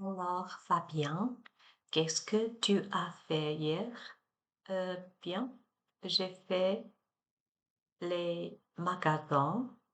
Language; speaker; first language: French; non-native, learner; Chinese